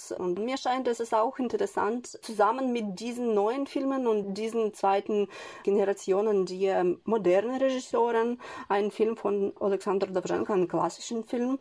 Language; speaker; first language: German; non-native, fluent; Ukrainian